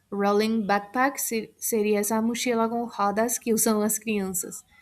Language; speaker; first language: Portuguese; non-native, fluent; Spanish